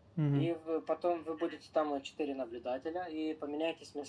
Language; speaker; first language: Russian; non-native, local second language; Romanian